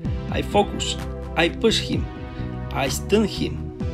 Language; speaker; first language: English; non-native, learner; Spanish